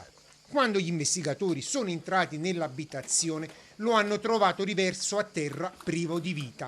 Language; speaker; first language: Italian; native; Italian